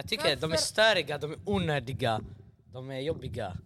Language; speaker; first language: Swedish; early bilingual, other home language; Arabic